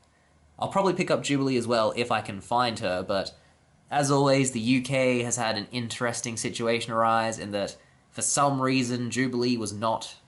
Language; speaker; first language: English; native; English